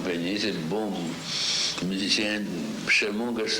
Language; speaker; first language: French; non-native, fluent; Russian